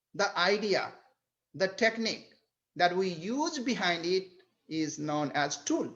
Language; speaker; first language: English; non-native, local second language; Nepali